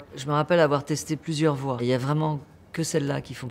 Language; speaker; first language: French; native; French